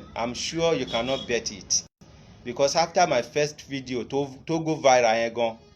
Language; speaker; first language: English; non-native, local second language; Yoruba